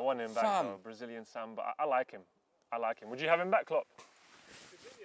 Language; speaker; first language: English; early bilingual, other home language; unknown